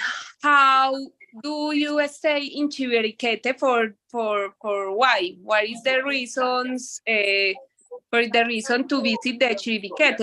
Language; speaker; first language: English; non-native, learner; Spanish